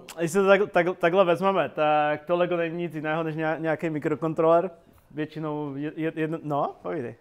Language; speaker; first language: Czech; native; Czech